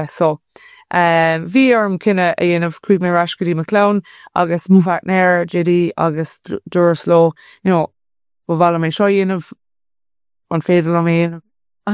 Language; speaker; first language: Irish; non-native, local second language; English